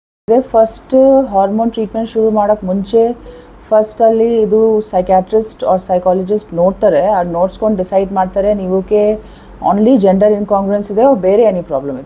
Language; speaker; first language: Kannada; non-native, fluent; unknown